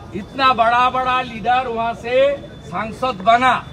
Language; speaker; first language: Hindi; non-native, local second language; Bangla